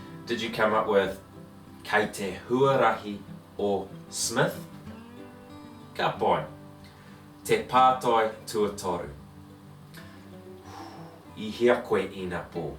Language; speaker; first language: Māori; non-native, learner; English